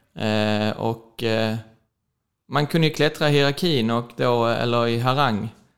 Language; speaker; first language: Swedish; native; Swedish